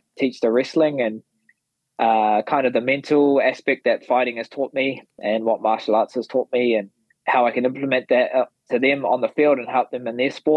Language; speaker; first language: English; native; English